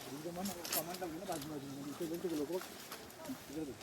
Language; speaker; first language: Hindi; non-native, local second language; Marathi